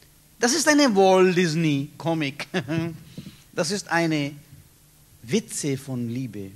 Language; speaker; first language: German; non-native, learner; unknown